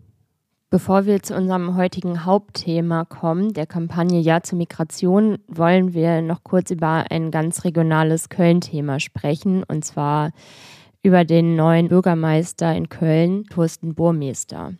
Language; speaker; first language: German; native; German